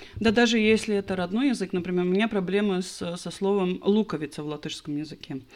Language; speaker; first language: Russian; non-native, local second language; Latvian